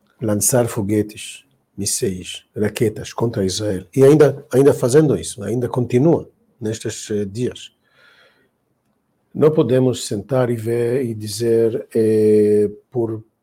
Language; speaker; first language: Portuguese; non-native, learner; Hebrew